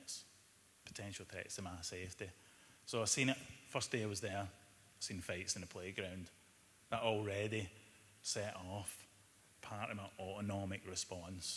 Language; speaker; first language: English; native; English